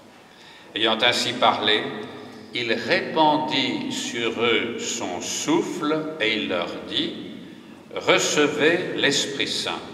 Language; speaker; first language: French; native; French